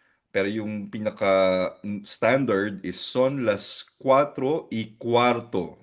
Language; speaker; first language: Spanish; non-native, fluent; Filipino